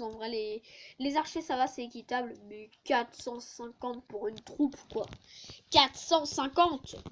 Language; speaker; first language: French; native; French